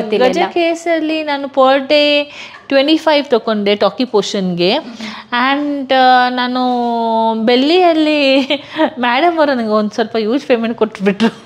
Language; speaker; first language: Kannada; non-native, local second language; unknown